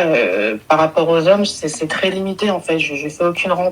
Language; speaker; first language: French; native; French